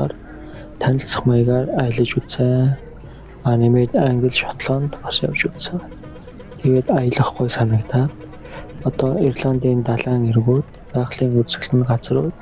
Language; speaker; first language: Mongolian; native; Mongolian